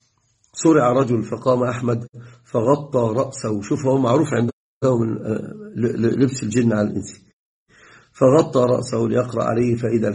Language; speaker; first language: Arabic; native; Arabic